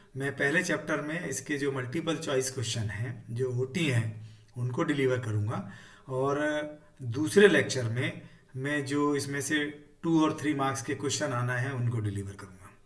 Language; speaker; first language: Hindi; native; Hindi